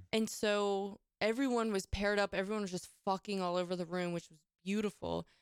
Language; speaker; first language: English; native; English